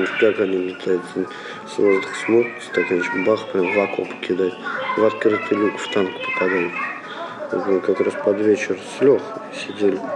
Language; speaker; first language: Russian; native; Russian